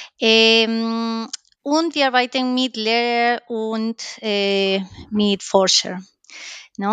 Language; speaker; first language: German; non-native, learner; Spanish